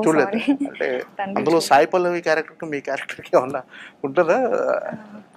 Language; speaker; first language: Telugu; native; Telugu